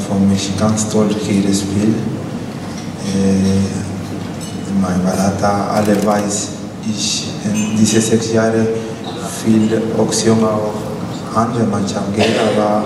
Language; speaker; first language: German; non-native, learner; Spanish